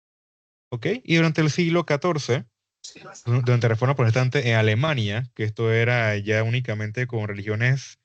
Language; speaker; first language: Spanish; native; Spanish